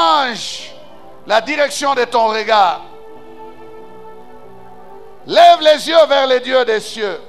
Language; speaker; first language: French; non-native, local second language; Swahili